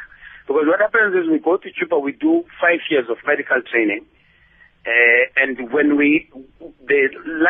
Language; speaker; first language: English; non-native, local second language; Xhosa